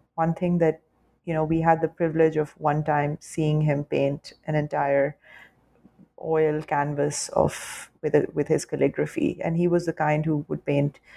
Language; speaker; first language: English; non-native, local second language; Urdu